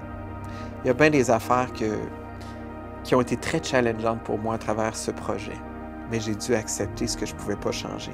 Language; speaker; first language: French; native; French